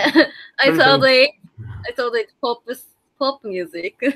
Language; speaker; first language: English; non-native, learner; Japanese